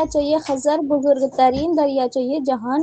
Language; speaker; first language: Persian; non-native, learner; Urdu